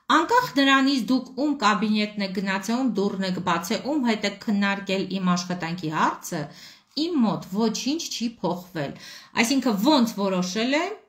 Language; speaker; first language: Armenian; native; Armenian